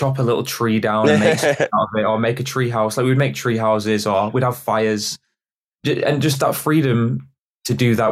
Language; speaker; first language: English; native; English